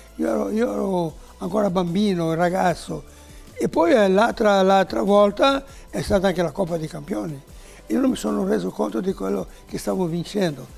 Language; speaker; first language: Italian; non-native, fluent; Portuguese